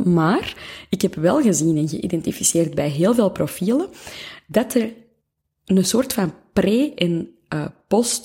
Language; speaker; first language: Dutch; native; Dutch